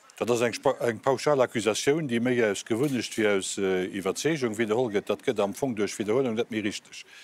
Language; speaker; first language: Luxembourgish; native; Luxembourgish